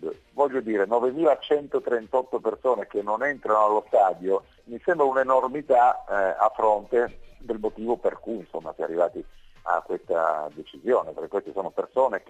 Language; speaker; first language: Italian; native; Italian